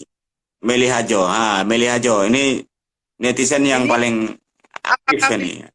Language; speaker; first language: Indonesian; native; Indonesian